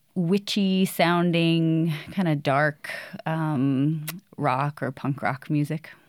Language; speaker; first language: English; native; English